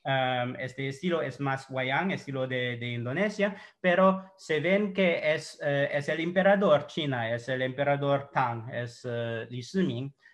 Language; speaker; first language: Spanish; non-native, fluent; English